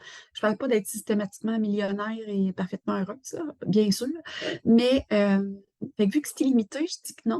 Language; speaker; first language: French; native; French